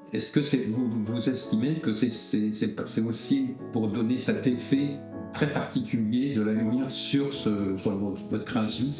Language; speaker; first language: French; native; French